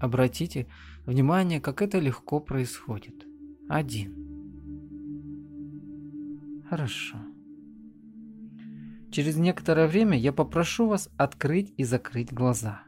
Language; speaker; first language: Russian; native; Russian